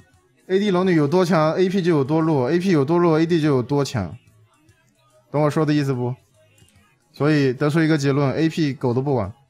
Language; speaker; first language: Chinese; native; Chinese